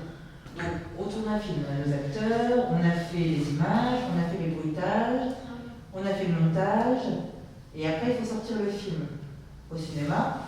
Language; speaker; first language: French; native; French